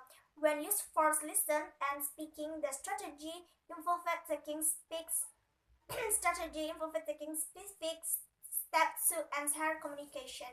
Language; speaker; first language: English; non-native, learner; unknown